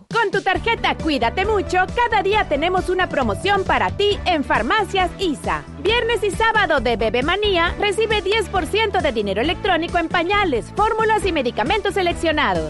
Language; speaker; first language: Spanish; native; Spanish